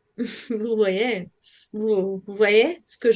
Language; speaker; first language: French; non-native, fluent; Portuguese